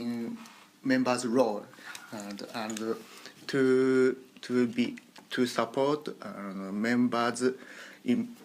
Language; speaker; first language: English; non-native, learner; Japanese